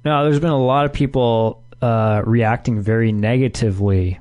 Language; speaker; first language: English; native; English